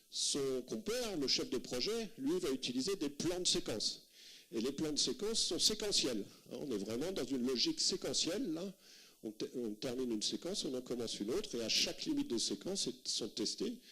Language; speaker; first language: French; native; French